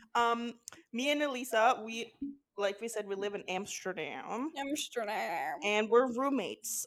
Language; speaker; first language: English; non-native, fluent; Norwegian